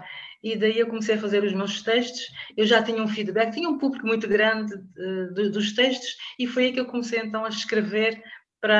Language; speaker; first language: Portuguese; non-native, local second language; Kabuverdianu